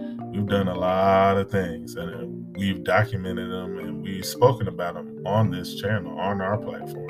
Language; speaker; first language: English; native; English